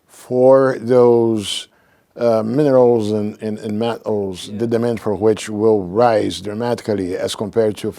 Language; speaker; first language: English; non-native, fluent; Portuguese